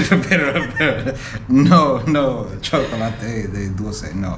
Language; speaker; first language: Spanish; non-native, learner; English